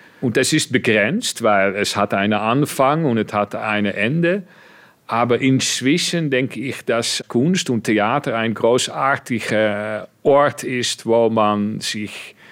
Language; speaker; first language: German; non-native, fluent; Dutch